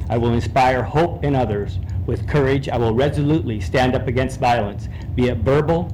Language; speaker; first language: English; native; English